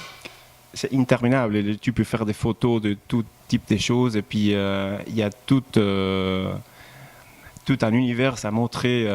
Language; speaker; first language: French; non-native, fluent; Spanish